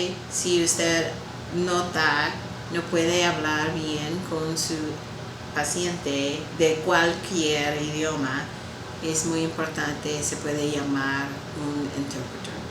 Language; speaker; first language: Spanish; non-native, learner; English